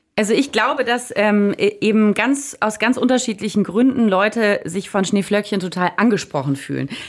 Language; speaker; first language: German; native; German